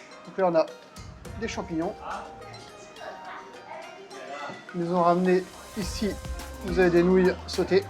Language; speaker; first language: French; native; French